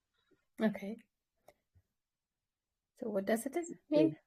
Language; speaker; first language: English; non-native, fluent; Kyrgyz